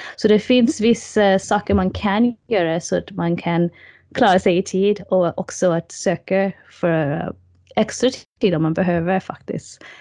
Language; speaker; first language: Swedish; non-native, fluent; English